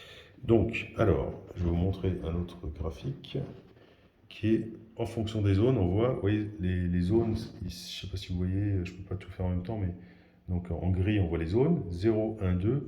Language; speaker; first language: French; native; French